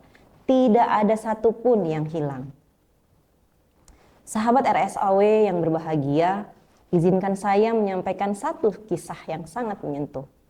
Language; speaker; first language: Indonesian; native; Indonesian